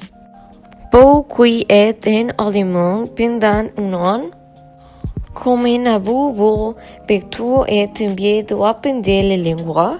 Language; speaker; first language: French; non-native, learner; Spanish